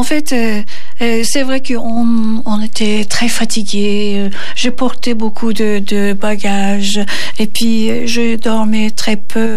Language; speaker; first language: French; non-native, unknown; Turkish